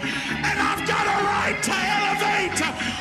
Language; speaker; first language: English; native; English